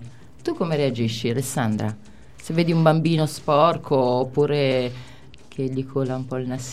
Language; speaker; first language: Italian; native; Italian